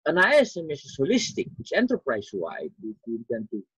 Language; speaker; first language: English; non-native, local second language; Filipino